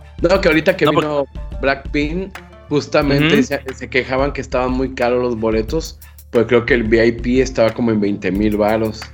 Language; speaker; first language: Spanish; native; Spanish